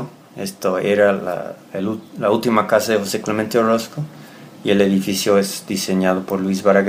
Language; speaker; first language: Spanish; non-native, fluent; English